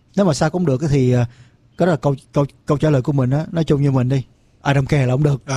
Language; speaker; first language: Vietnamese; early bilingual, heritage; Vietnamese